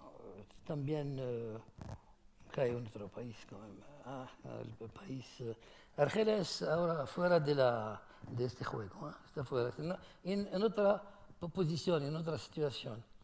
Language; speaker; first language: Spanish; non-native, fluent; Arabic